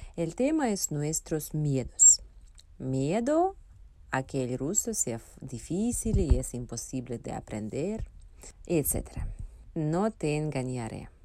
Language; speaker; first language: Spanish; non-native, fluent; Russian